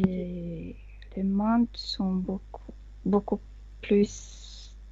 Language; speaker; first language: French; non-native, fluent; Spanish